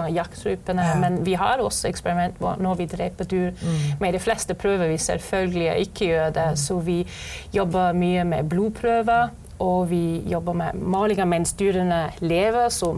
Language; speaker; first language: Norwegian; non-native, fluent; German